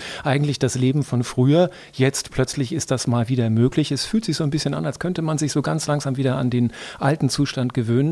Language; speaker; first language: German; native; German